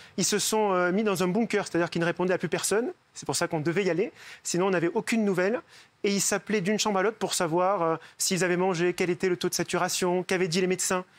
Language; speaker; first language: French; native; French